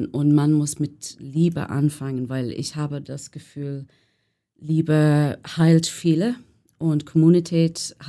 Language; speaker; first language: German; non-native, fluent; English